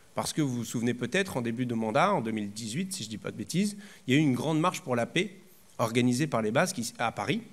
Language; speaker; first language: French; native; French